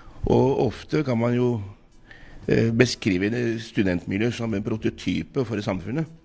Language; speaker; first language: Norwegian; non-native, fluent; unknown